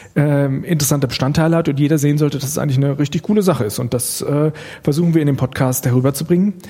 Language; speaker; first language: German; native; German